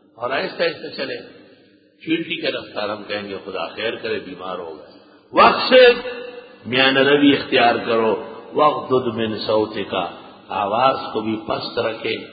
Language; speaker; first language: Urdu; non-native, local second language; Pashto